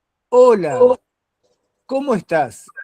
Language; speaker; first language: Spanish; non-native, fluent; Portuguese